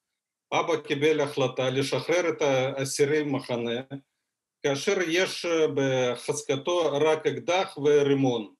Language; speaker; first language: Hebrew; non-native, fluent; Russian